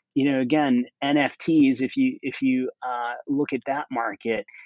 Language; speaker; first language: English; native; English